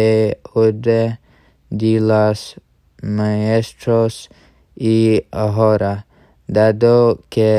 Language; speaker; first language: Spanish; non-native, learner; English